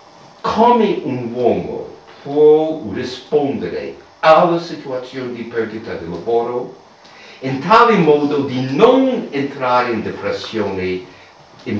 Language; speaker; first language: Italian; non-native, fluent; English